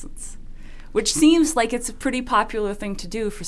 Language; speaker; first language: English; non-native, fluent; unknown